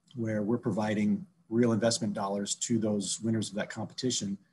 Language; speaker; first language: English; native; English